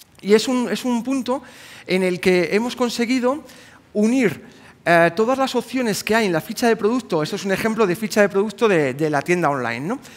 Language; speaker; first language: Spanish; native; Spanish